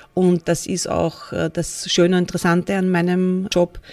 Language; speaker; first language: German; native; German